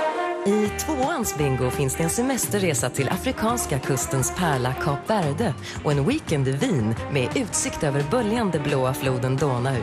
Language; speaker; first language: Swedish; native; Swedish